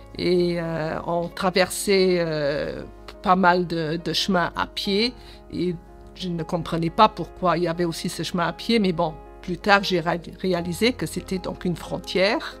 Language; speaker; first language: French; early bilingual, other home language; Portuguese